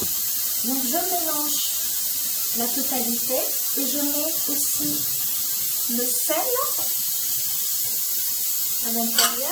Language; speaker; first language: French; non-native, local second language; Arabic